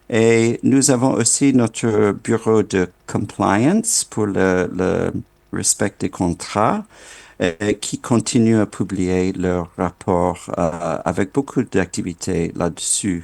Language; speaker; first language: French; non-native, fluent; English